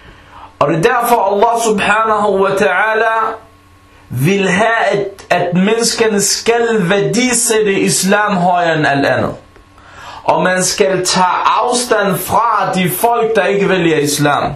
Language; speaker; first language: Danish; non-native, fluent; Arabic